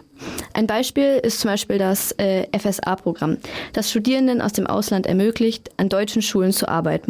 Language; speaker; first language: German; native; German